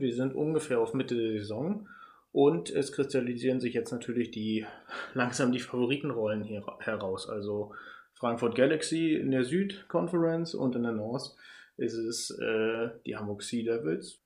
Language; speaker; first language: German; native; German